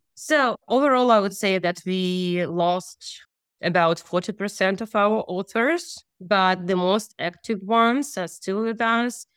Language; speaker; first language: English; non-native, fluent; Russian